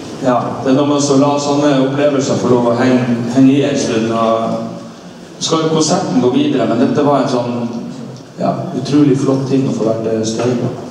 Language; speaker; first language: Norwegian; native; Norwegian